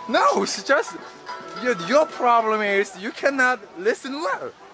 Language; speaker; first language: English; non-native, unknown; Korean